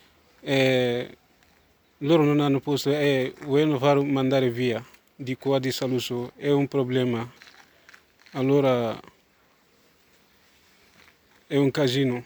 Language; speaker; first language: Italian; non-native, learner; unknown